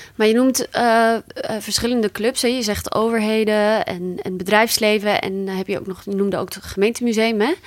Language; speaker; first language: Dutch; early bilingual, other home language; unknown